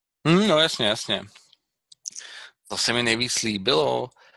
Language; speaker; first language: Czech; native; Czech